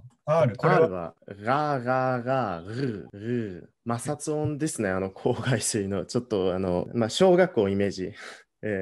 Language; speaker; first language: Japanese; non-native, fluent; German